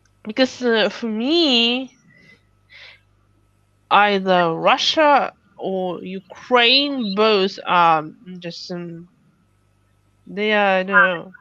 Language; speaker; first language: English; non-native, fluent; Russian